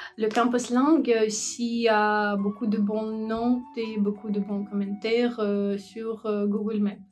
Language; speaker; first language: French; non-native, learner; Russian